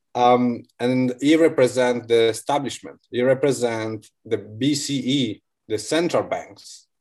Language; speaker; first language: English; non-native, fluent; Italian